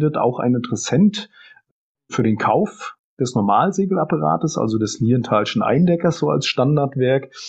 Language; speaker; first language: German; native; German